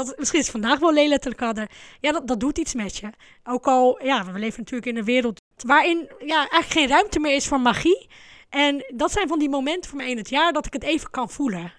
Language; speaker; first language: Dutch; early bilingual, other home language; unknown